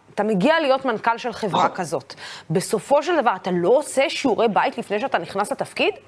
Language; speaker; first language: Hebrew; non-native, local second language; Arabic